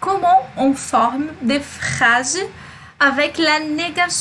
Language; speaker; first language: French; non-native, fluent; Portuguese